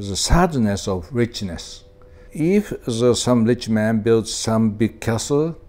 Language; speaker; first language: English; non-native, learner; Japanese